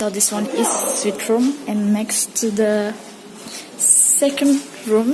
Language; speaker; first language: English; non-native, learner; Indonesian